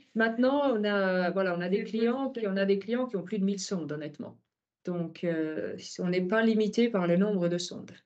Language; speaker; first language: French; native; French